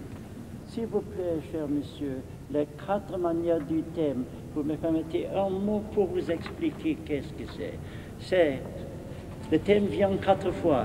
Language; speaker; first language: French; non-native, fluent; German